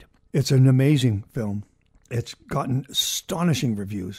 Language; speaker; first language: English; native; English